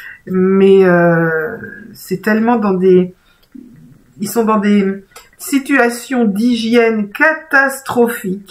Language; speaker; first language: French; native; French